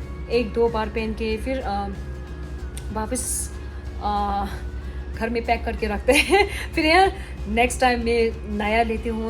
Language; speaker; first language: Hindi; non-native, local second language; Tibetan